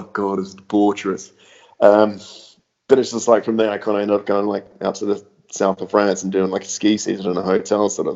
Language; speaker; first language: English; native; English